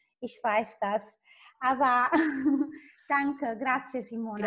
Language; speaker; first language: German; non-native, fluent; Italian